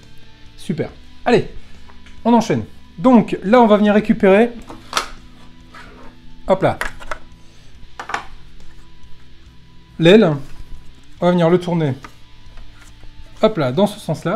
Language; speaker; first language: French; native; French